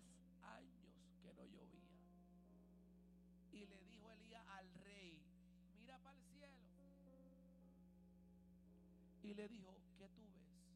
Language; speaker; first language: Spanish; native; Spanish